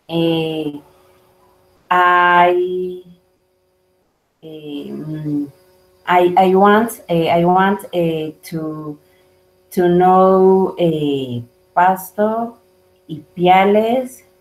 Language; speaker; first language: English; non-native, learner; Spanish